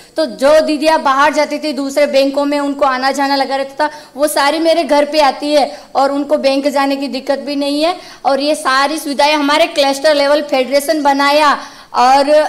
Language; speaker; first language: Hindi; native; Hindi